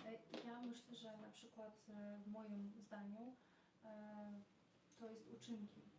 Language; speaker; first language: Polish; non-native, learner; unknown